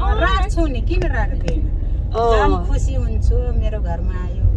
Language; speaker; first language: Nepali; non-native, local second language; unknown